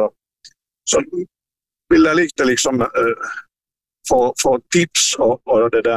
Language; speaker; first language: Swedish; native; Swedish